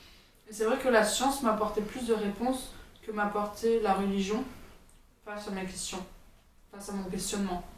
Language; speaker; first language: French; early bilingual, heritage; French